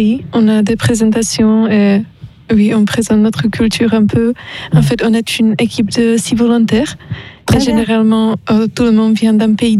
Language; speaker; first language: French; non-native, fluent; Czech